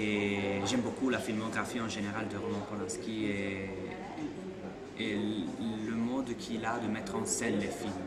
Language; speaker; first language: French; non-native, fluent; Italian